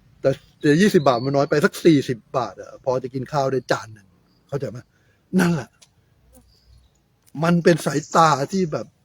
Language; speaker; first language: Thai; native; Thai